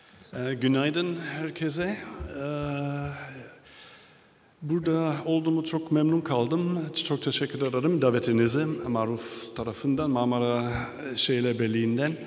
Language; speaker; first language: Turkish; non-native, learner; German